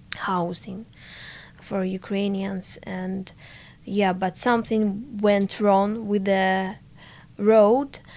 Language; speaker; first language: English; non-native, fluent; Ukrainian